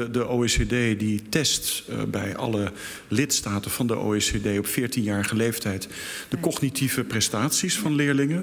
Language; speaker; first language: Dutch; native; Dutch